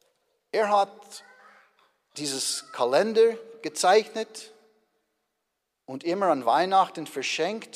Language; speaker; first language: German; non-native, fluent; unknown